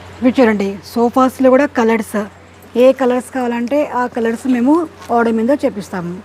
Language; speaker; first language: Telugu; non-native, local second language; Urdu